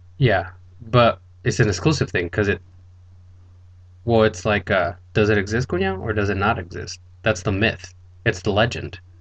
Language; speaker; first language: English; early bilingual, other home language; Spanish